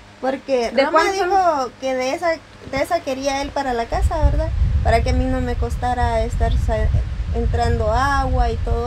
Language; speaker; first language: Spanish; native; Spanish